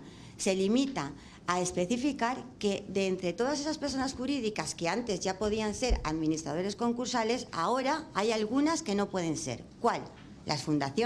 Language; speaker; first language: Spanish; native; Spanish